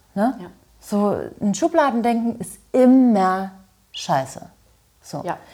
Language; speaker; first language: German; native; German